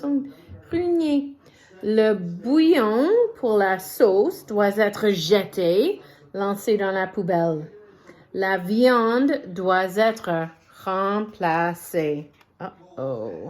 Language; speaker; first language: French; non-native, fluent; English